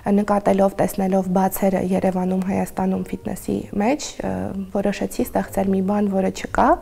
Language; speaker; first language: Armenian; native; Armenian